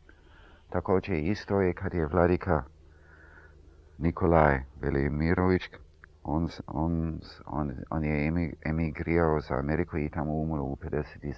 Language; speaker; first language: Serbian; early bilingual, heritage; Serbian